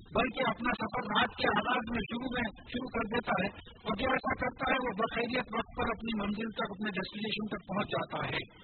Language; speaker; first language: Urdu; native; Urdu